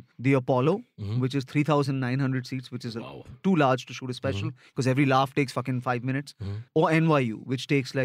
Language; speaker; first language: English; non-native, local second language; Hindi